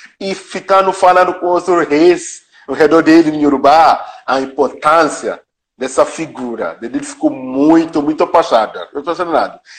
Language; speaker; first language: Portuguese; non-native, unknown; Yoruba